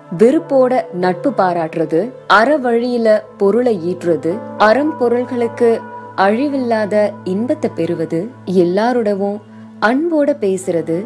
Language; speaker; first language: Tamil; native; Tamil